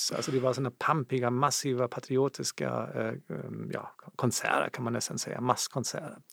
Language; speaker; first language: Swedish; non-native, fluent; German